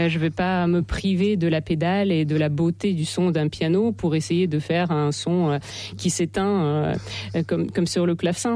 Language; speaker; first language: French; non-native, fluent; Russian